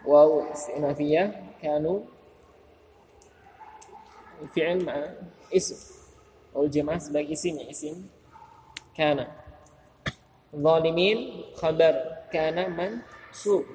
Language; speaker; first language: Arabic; non-native, fluent; Indonesian